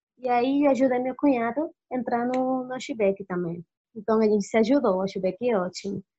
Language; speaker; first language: Portuguese; non-native, fluent; Spanish